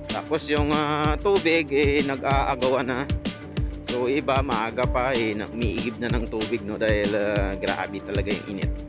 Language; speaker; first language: Filipino; non-native, local second language; Hiligaynon